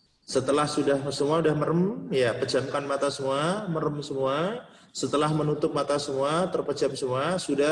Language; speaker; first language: Indonesian; non-native, local second language; Javanese